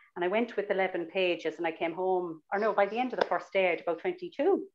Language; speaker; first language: English; native; English